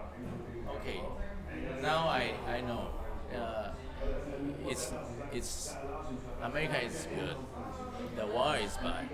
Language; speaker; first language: English; non-native, learner; Japanese